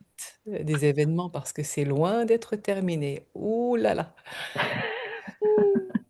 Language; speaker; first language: French; native; French